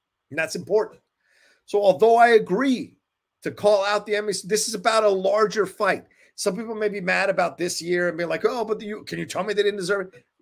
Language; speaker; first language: English; native; English